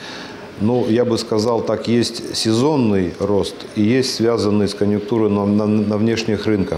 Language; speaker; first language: Russian; native; Russian